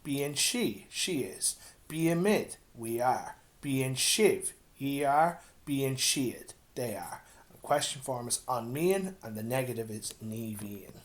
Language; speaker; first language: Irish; non-native, local second language; English